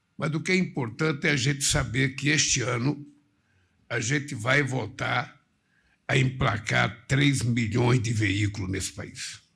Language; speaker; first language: Portuguese; native; Portuguese